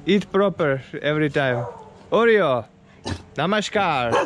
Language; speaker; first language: English; non-native, learner; Russian